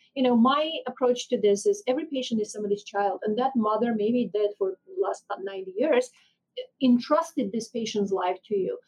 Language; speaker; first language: English; non-native, fluent; Armenian